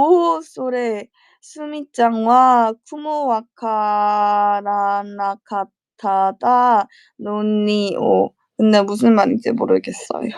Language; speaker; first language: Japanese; non-native, learner; Korean